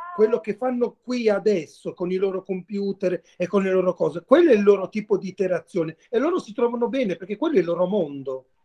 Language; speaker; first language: Italian; native; Italian